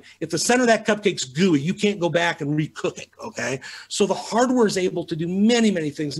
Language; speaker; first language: English; native; English